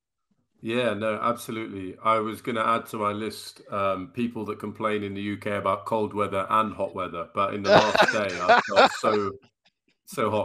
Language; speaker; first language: English; native; English